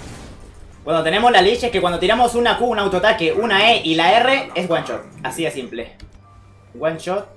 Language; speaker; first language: Spanish; native; Spanish